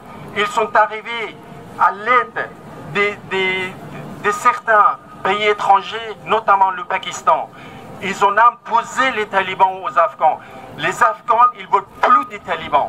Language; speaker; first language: French; non-native, fluent; Persian